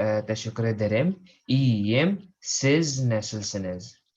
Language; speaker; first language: Turkish; non-native, learner; Urdu